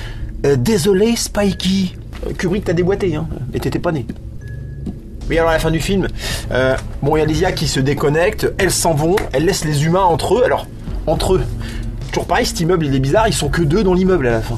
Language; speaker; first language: French; native; French